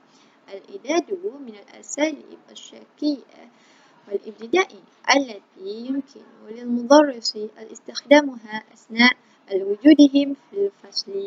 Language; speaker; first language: Arabic; non-native, learner; Malay